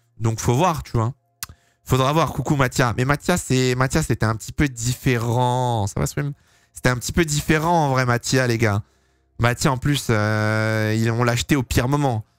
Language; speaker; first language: French; native; French